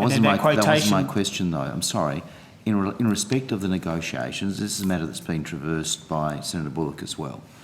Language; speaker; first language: English; native; English